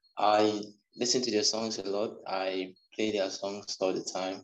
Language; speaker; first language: English; non-native, local second language; Igbo